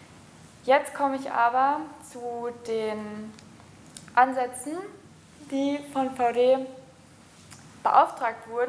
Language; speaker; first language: German; native; German